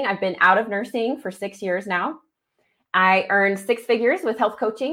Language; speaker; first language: English; native; English